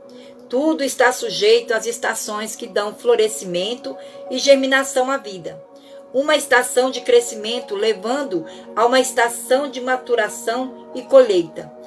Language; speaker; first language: Portuguese; native; Portuguese